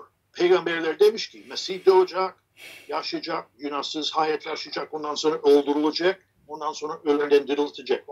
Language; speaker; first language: Turkish; non-native, fluent; English